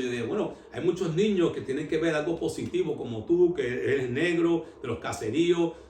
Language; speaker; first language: Spanish; early bilingual, heritage; Spanish